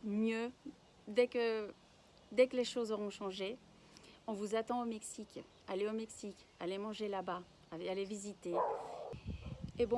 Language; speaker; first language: French; non-native, fluent; Spanish